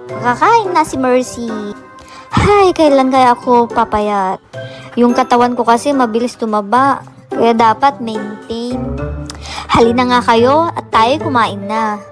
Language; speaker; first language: Filipino; non-native, local second language; Iloko